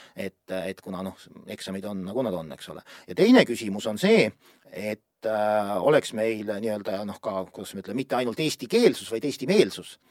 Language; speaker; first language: Estonian; native; Estonian